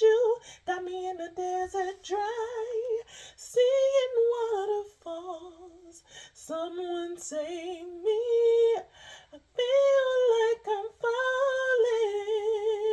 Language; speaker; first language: English; native; English